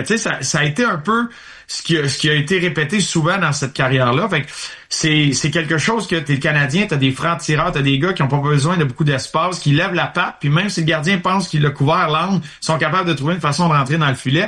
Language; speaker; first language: French; native; French